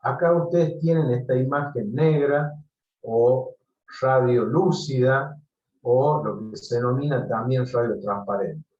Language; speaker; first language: Spanish; native; Spanish